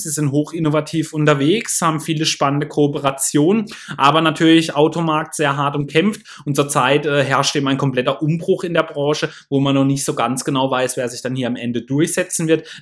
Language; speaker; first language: German; native; German